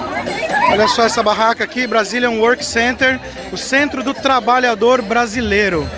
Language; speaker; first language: Portuguese; native; Portuguese